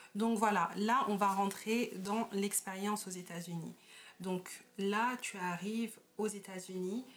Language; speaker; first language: French; native; French